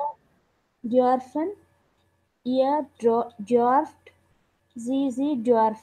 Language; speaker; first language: German; non-native, learner; Telugu